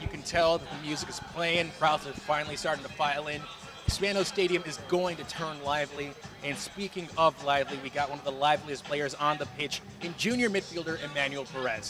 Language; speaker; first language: English; early bilingual, other home language; Spanish